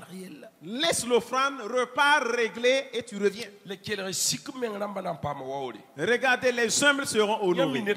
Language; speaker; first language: French; non-native, local second language; Mossi